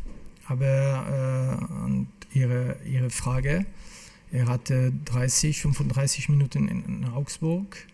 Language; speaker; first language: German; non-native, fluent; French